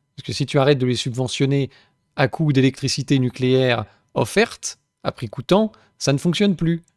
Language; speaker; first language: French; native; French